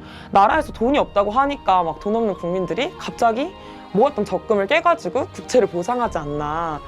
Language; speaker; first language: Korean; native; Korean